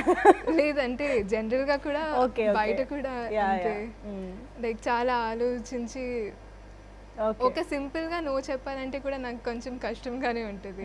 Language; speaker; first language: Telugu; non-native, fluent; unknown